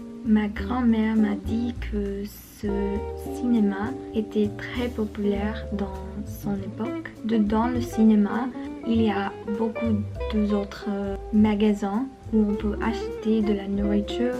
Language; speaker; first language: French; non-native, learner; Spanish